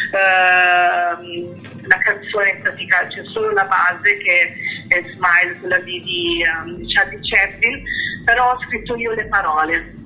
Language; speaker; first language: Italian; early bilingual, heritage; Italian